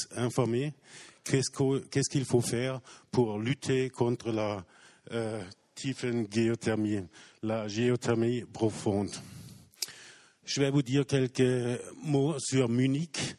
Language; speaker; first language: French; non-native, learner; German